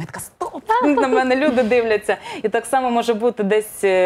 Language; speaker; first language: Ukrainian; native; Ukrainian